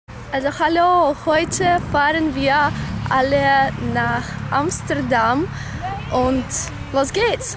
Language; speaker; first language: German; non-native, learner; Russian